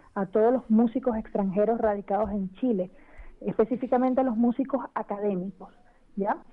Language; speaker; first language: Spanish; native; Spanish